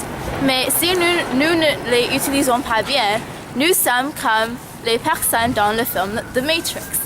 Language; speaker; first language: French; non-native, learner; English